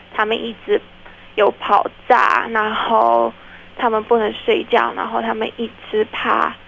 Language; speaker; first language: Chinese; non-native, fluent; Ukrainian